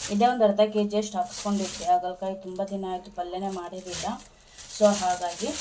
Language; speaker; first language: Kannada; non-native, local second language; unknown